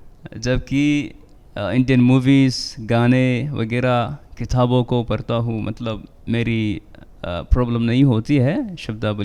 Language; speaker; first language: Hindi; non-native, fluent; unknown